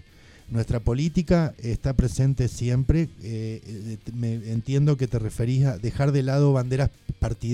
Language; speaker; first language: Spanish; native; Spanish